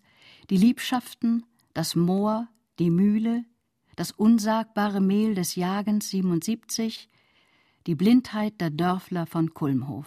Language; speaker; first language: German; native; German